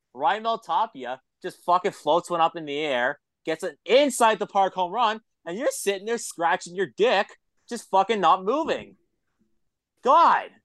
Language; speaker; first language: English; native; English